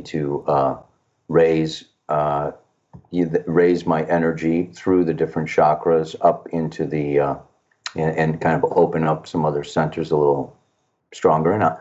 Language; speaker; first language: English; native; English